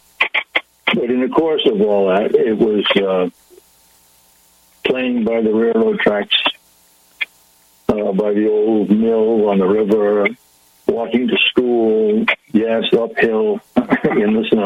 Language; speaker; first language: English; native; English